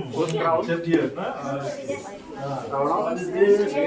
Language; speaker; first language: English; non-native, local second language; Bodo